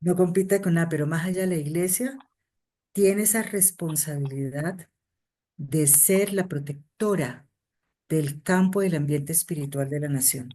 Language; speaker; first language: Spanish; native; Spanish